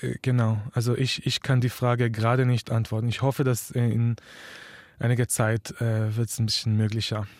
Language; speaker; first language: German; non-native, fluent; Hebrew